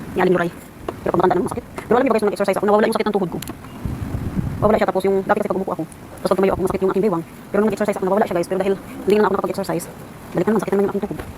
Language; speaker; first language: Filipino; non-native, local second language; Cebuano